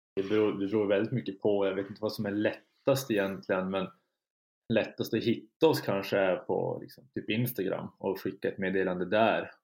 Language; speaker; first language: Swedish; native; Swedish